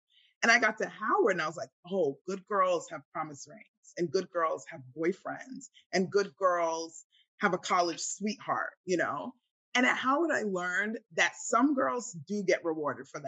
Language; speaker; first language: English; native; English